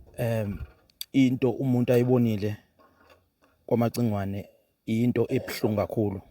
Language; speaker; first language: Zulu; native; Zulu